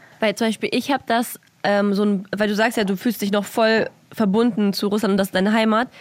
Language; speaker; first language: German; early bilingual, other home language; Russian